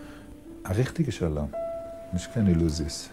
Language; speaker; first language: German; non-native, learner; Yiddish